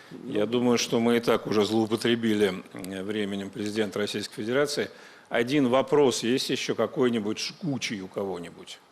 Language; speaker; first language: Russian; native; Russian